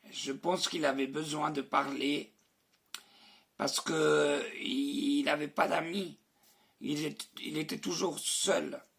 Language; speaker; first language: French; non-native, fluent; Spanish